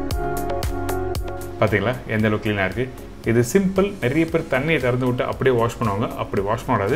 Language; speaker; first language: Tamil; native; Tamil